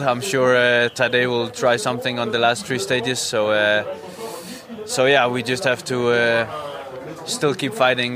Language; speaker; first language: English; non-native, fluent; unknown